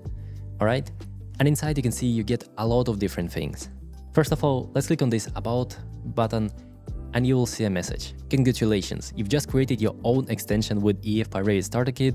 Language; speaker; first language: English; non-native, fluent; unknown